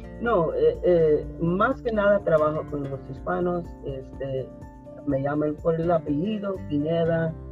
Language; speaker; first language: Spanish; early bilingual, heritage; Spanish